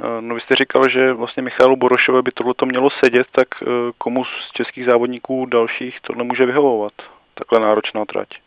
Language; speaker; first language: Czech; native; Czech